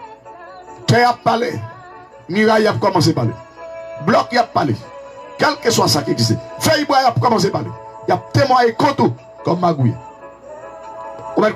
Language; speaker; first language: French; non-native, local second language; Haitian Creole